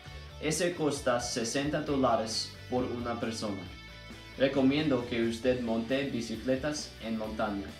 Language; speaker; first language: Spanish; non-native, learner; English